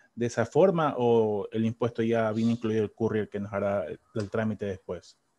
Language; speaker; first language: Spanish; native; Spanish